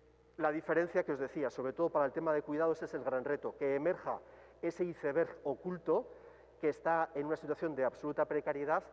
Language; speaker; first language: Spanish; native; Spanish